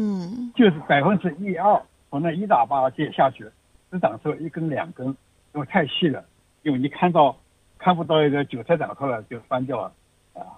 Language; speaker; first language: Chinese; native; Chinese